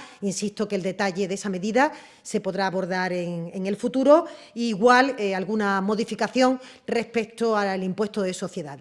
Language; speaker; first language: Spanish; native; Spanish